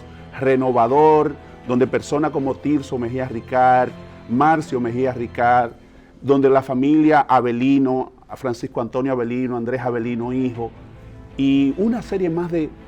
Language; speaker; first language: Spanish; native; Spanish